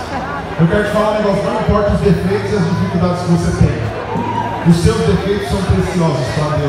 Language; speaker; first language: Portuguese; native; Portuguese